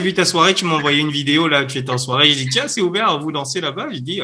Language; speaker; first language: French; native; French